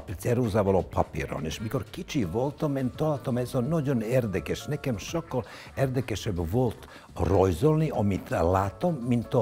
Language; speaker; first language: Hungarian; non-native, learner; Serbian